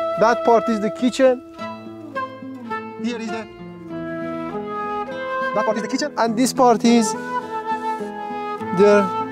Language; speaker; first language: English; non-native, learner; Persian